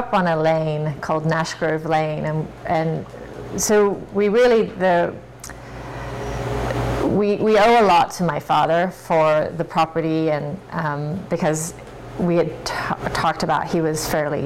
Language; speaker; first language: English; native; English